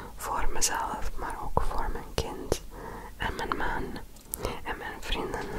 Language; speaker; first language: Dutch; non-native, learner; French